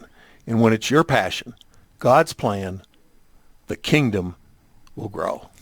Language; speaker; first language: English; native; English